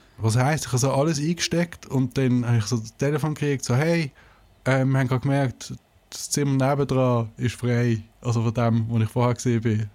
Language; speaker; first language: German; native; German